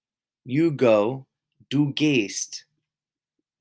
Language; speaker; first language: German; non-native, fluent; English